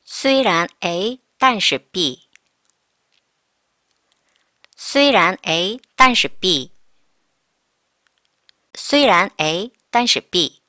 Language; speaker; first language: Chinese; non-native, fluent; Korean